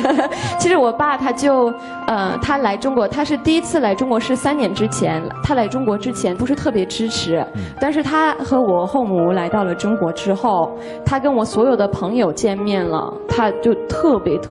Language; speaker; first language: Chinese; non-native, fluent; English